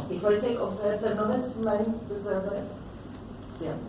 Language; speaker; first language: German; non-native, learner; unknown